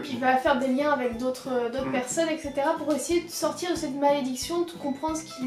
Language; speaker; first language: French; native; French